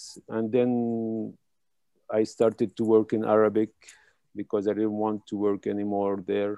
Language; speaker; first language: English; non-native, fluent; Hebrew